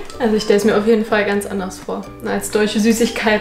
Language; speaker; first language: German; native; German